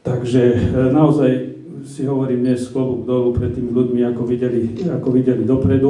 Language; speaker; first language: Slovak; native; Slovak